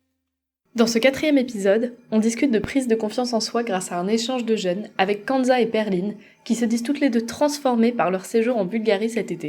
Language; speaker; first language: French; native; French